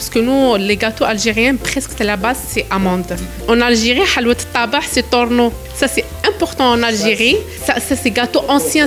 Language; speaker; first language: French; non-native, local second language; Arabic